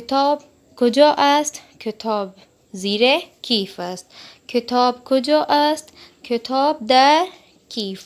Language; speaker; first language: Persian; non-native, fluent; Urdu